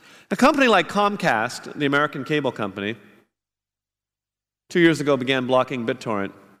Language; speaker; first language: English; native; English